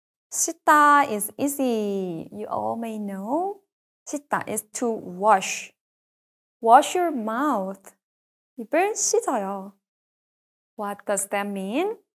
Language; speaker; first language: English; non-native, fluent; Korean